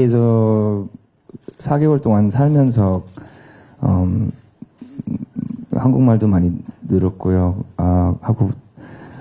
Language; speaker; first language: Korean; early bilingual, heritage; Korean